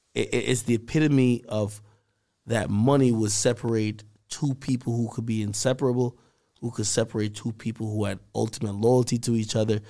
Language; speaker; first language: English; native; English